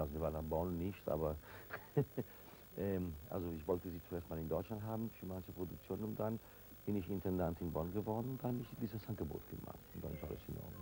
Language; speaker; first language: German; non-native, fluent; Italian